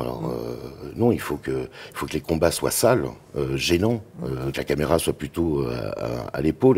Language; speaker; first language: French; native; French